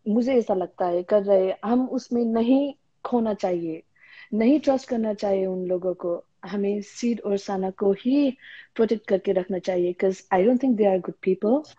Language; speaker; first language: Hindi; non-native, local second language; Nepali